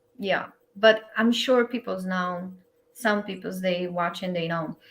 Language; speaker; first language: English; non-native, learner; Portuguese